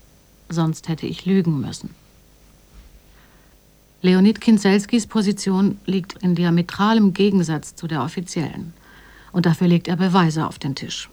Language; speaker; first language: German; native; German